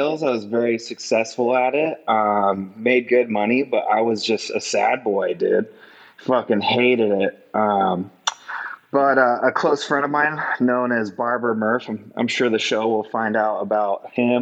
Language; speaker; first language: English; native; English